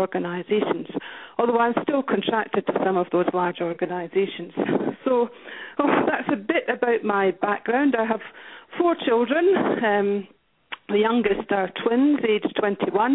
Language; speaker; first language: English; native; English